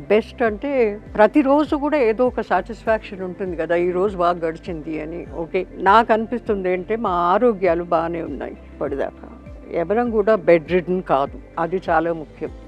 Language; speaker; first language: Telugu; native; Telugu